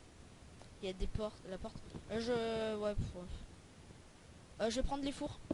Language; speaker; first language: French; native; French